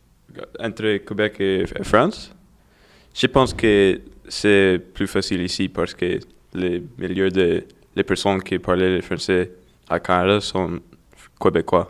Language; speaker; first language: French; non-native, learner; English